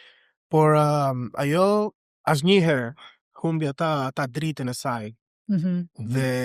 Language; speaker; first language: Albanian; non-native, learner; Spanish